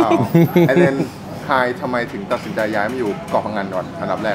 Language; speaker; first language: Thai; native; Thai